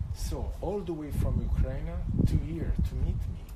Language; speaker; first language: English; non-native, fluent; Italian